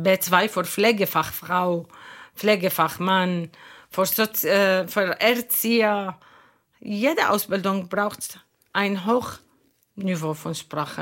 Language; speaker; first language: German; non-native, fluent; Arabic